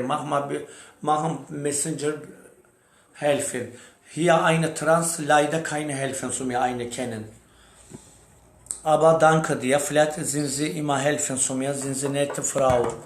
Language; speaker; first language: German; non-native, learner; Turkish